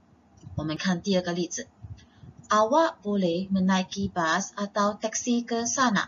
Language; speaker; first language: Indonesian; non-native, local second language; Chinese